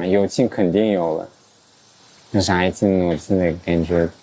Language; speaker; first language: Chinese; early bilingual, heritage; English